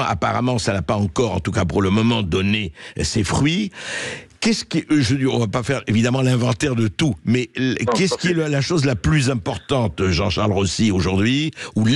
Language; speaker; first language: French; native; French